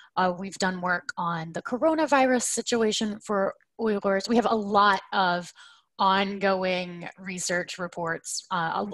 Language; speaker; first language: English; native; English